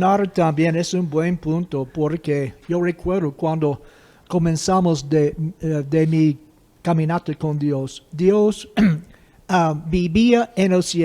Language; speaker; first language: Spanish; non-native, fluent; English